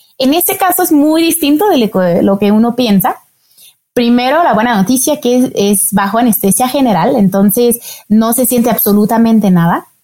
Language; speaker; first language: Spanish; non-native, fluent; French